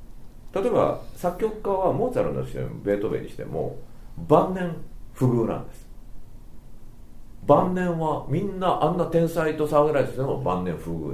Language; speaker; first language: Japanese; native; Japanese